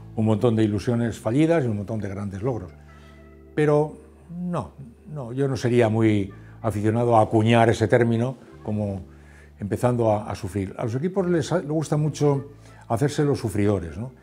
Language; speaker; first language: Spanish; native; Spanish